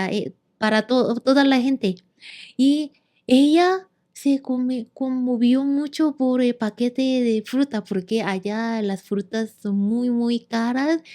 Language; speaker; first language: Spanish; non-native, learner; Korean